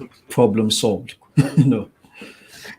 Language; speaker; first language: English; non-native, local second language; Tswana